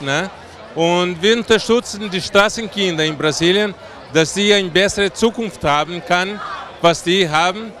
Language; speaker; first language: German; non-native, fluent; Portuguese